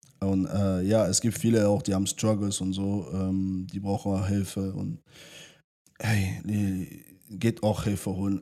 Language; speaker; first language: German; early bilingual, other home language; French